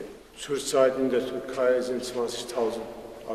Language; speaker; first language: German; non-native, fluent; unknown